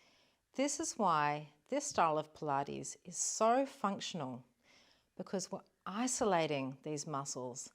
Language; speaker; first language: English; native; English